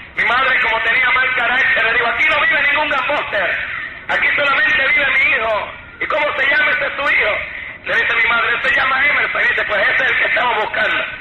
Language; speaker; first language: Spanish; native; Spanish